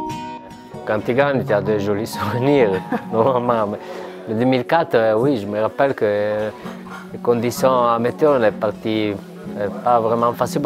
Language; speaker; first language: French; non-native, learner; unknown